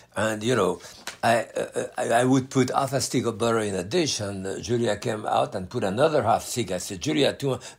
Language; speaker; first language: English; non-native, fluent; French